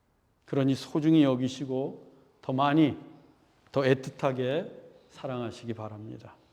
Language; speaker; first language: Korean; native; Korean